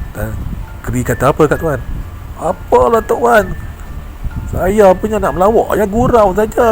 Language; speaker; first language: Malay; native; Malay